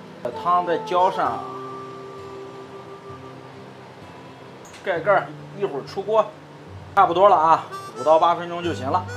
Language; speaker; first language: Chinese; native; Chinese